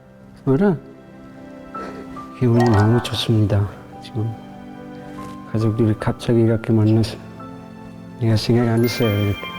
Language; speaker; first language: Korean; non-native, learner; Nepali